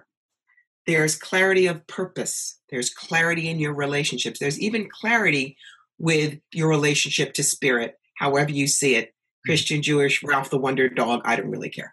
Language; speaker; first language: English; native; English